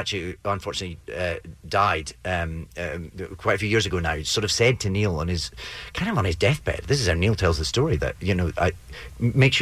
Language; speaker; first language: English; native; English